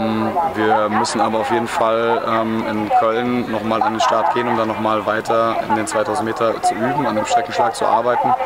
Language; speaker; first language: German; native; German